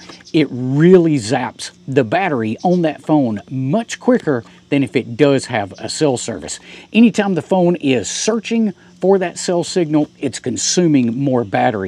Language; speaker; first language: English; native; English